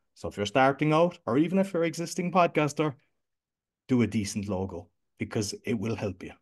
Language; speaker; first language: English; native; English